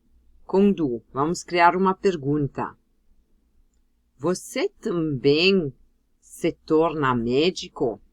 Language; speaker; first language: Portuguese; non-native, fluent; German